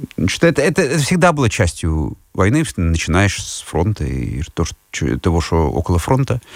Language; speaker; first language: Russian; non-native, fluent; Lithuanian